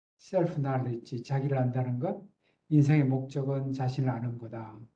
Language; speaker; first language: Korean; native; Korean